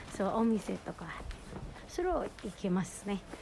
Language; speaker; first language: Japanese; non-native, learner; Filipino